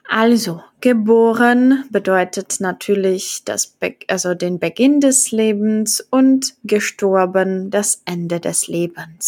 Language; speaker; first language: German; non-native, fluent; Czech